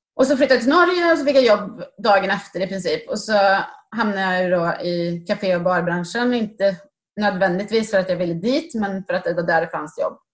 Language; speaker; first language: Swedish; native; Swedish